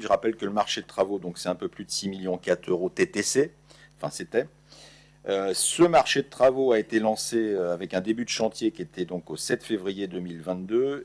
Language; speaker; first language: French; native; French